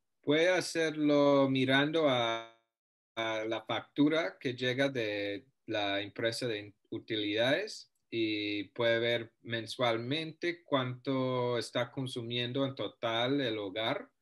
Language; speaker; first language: Spanish; non-native, fluent; English